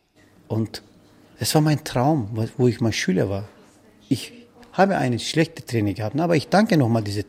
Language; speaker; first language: German; non-native, fluent; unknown